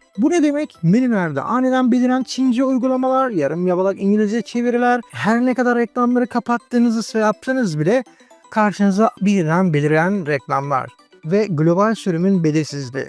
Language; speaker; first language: Turkish; native; Turkish